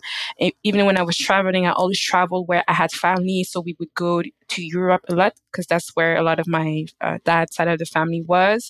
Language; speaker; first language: English; native; English